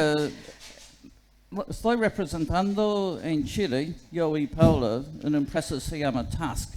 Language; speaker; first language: Spanish; non-native, fluent; English